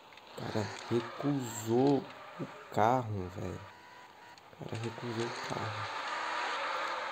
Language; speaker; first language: Portuguese; native; Portuguese